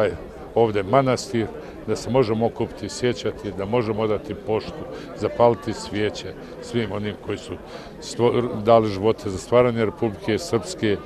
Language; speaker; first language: Serbian; native; Serbian